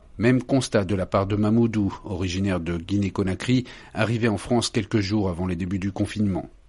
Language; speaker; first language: French; native; French